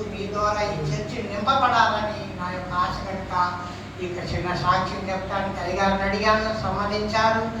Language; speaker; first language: Telugu; non-native, local second language; Tamil